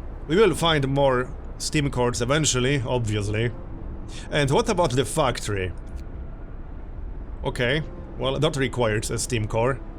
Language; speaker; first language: English; native; English